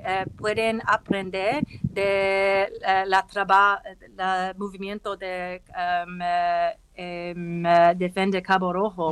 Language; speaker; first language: Spanish; non-native, learner; English